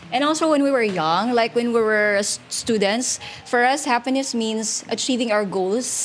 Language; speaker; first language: English; non-native, local second language; Hiligaynon